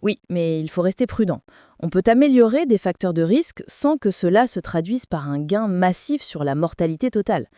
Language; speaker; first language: French; native; French